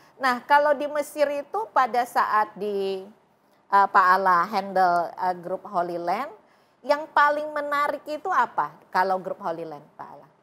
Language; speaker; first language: Indonesian; native; Indonesian